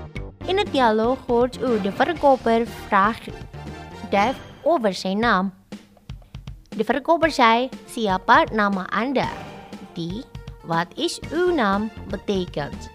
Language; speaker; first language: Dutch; non-native, fluent; Indonesian